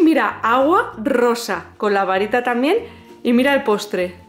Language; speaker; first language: Spanish; native; Spanish